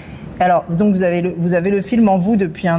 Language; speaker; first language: French; native; French